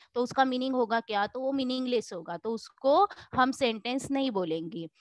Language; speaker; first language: Hindi; non-native, local second language; Marathi